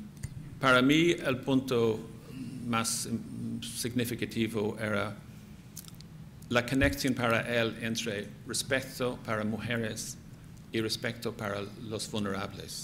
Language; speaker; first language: Spanish; non-native, fluent; English